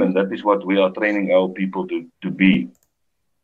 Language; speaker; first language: English; non-native, local second language; Afrikaans